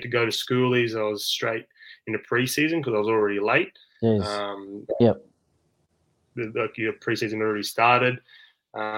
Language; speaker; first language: English; native; English